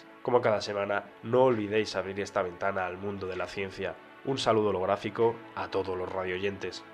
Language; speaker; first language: Spanish; native; Spanish